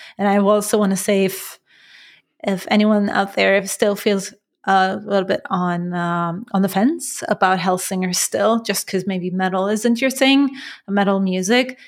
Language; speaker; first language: English; non-native, fluent; Persian